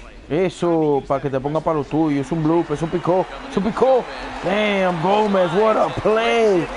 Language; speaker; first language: Spanish; early bilingual, heritage; Spanish